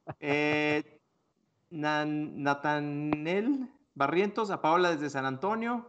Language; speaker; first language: Spanish; native; Spanish